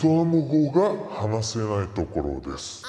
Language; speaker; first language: Japanese; non-native, fluent; Vietnamese